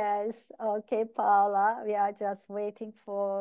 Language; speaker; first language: English; non-native, learner; Turkish